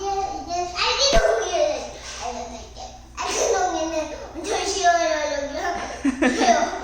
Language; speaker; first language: Korean; early bilingual, heritage; Korean